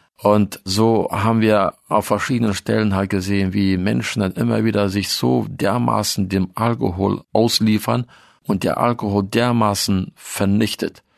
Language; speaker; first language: German; early bilingual, other home language; Russian